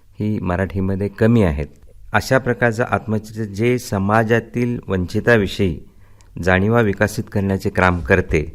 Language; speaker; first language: Marathi; non-native, local second language; Gujarati